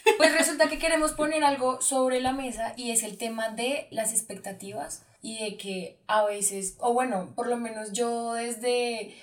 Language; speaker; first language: Spanish; native; Spanish